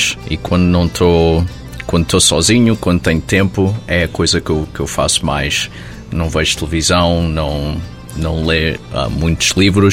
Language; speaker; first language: Portuguese; early bilingual, heritage; Portuguese